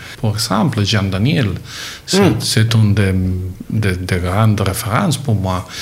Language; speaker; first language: French; non-native, learner; Catalan